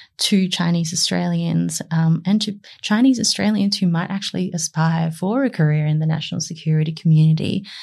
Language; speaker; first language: English; native; English